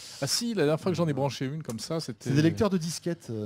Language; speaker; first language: French; native; French